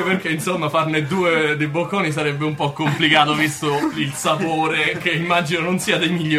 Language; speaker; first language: Italian; native; Italian